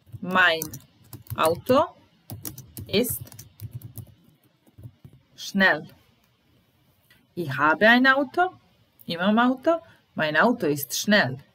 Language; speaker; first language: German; non-native, fluent; Serbian